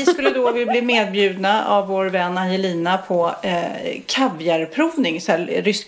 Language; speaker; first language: Swedish; native; Swedish